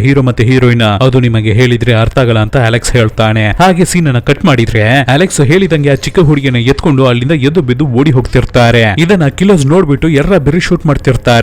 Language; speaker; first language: Kannada; native; Kannada